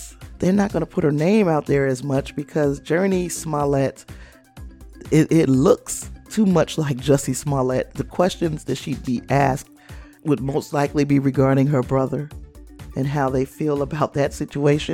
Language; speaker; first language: English; native; English